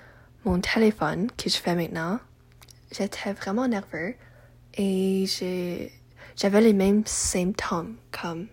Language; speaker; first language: French; non-native, learner; English